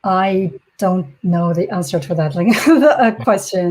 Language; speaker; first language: English; non-native, fluent; Chinese